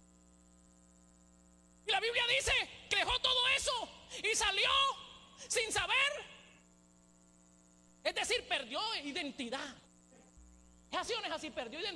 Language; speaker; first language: Spanish; native; Spanish